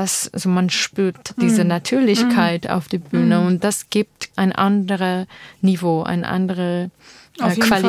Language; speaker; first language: German; non-native, learner; Armenian